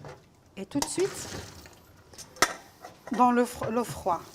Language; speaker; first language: French; non-native, local second language; Arabic